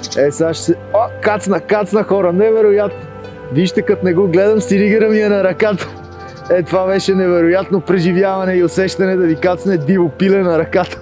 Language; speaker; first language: Bulgarian; native; Bulgarian